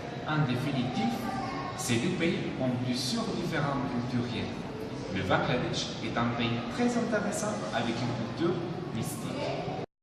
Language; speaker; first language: French; non-native, learner; Spanish